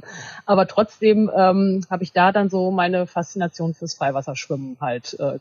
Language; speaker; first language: German; native; German